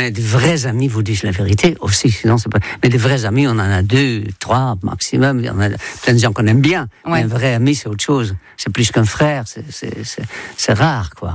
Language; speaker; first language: French; non-native, fluent; Dutch